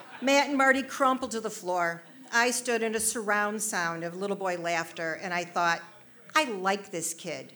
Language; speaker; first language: English; native; English